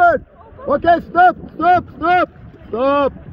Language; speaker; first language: English; non-native, learner; Turkish